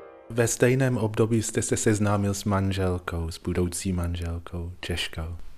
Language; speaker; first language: Czech; non-native, fluent; English